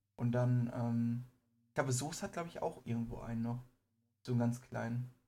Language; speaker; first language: German; early bilingual, other home language; Persian